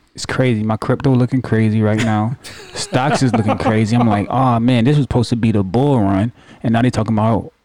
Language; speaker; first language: English; native; English